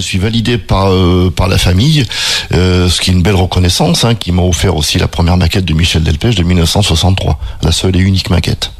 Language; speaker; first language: French; native; French